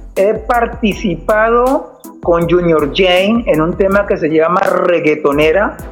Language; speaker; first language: Spanish; native; Spanish